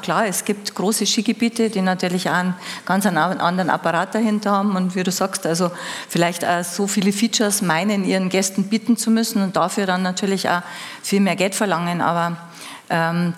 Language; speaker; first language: German; native; German